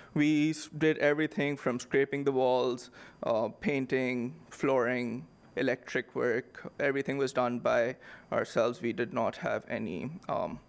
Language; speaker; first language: English; non-native, local second language; Urdu